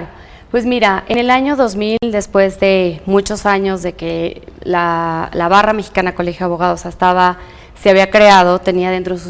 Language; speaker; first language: Spanish; native; Spanish